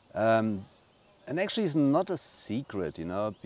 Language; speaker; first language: English; non-native, fluent; German